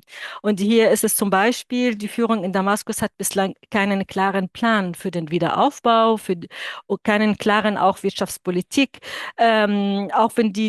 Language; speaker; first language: German; non-native, fluent; Arabic